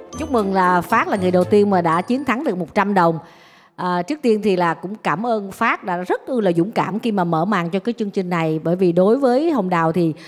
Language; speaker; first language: Vietnamese; native; Vietnamese